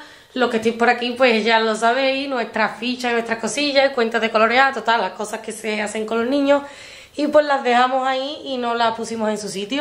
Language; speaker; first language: Spanish; native; Spanish